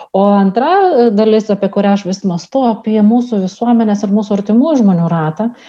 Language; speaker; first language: Lithuanian; non-native, local second language; Russian